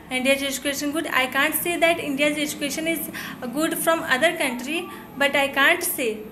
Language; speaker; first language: English; non-native, local second language; Hindi